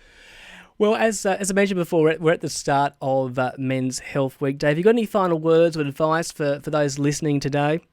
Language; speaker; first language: English; native; English